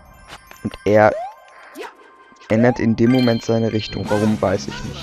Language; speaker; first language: German; native; German